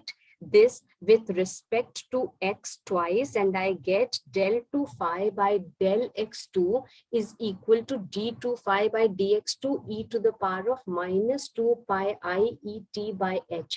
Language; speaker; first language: English; non-native, local second language; Hindi